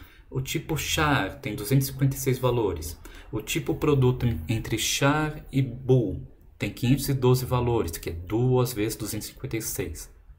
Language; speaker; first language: Portuguese; native; Portuguese